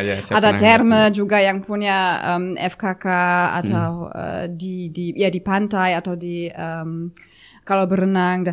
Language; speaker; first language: Indonesian; non-native, fluent; German